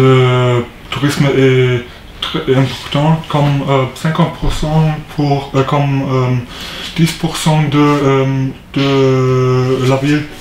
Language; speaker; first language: French; non-native, learner; German